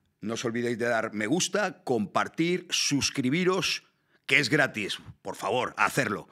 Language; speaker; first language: Spanish; native; Spanish